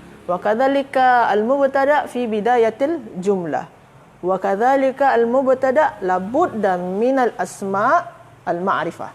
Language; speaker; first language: Arabic; non-native, fluent; Malay